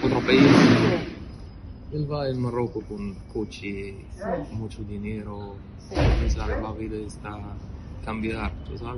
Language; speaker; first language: Spanish; non-native, learner; Arabic